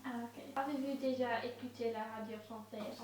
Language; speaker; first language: French; non-native, learner; English